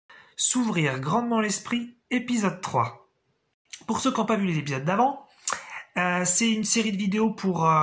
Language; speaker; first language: French; native; French